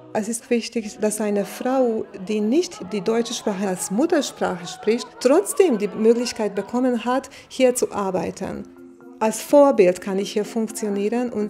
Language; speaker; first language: German; non-native, fluent; Hungarian